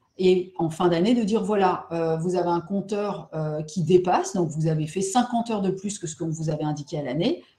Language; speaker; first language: French; native; French